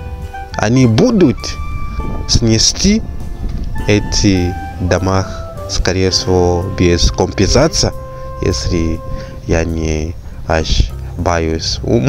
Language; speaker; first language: Russian; non-native, fluent; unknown